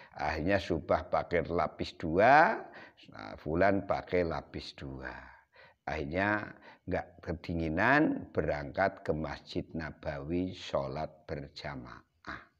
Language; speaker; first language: Indonesian; non-native, local second language; Javanese